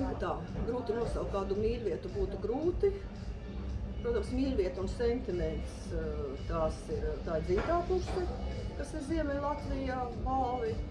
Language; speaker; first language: Latvian; native; Latvian